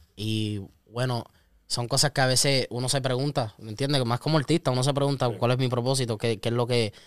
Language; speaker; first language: Spanish; early bilingual, heritage; Spanish